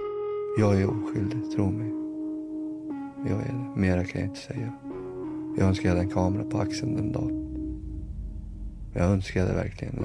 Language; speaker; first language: Swedish; early bilingual, other home language; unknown